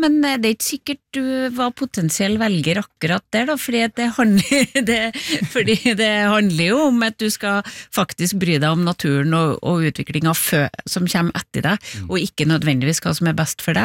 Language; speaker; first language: Norwegian; native; Norwegian